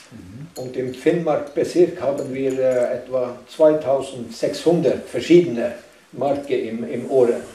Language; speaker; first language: German; non-native, learner; Northern Sami